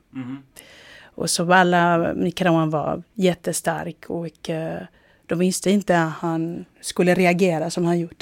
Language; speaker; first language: Swedish; non-native, fluent; Spanish